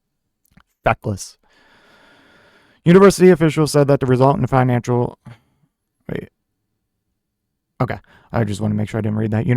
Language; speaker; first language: English; native; English